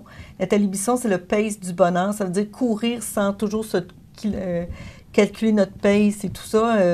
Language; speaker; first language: French; native; French